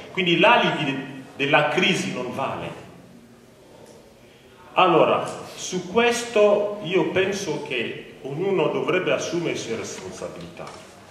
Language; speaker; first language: Italian; non-native, fluent; French